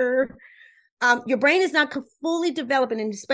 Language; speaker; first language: English; non-native, fluent; Spanish